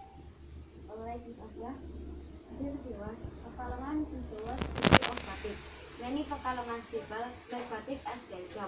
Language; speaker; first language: English; non-native, learner; Indonesian